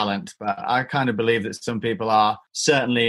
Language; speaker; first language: English; native; English